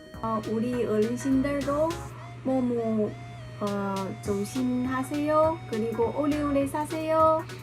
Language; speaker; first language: Korean; non-native, learner; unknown